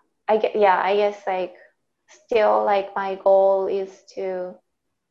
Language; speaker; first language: English; non-native, fluent; Japanese